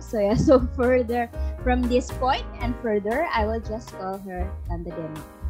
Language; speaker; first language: English; non-native, fluent; Indonesian